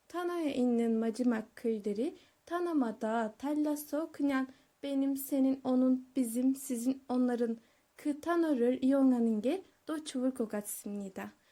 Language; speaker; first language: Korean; non-native, learner; Turkish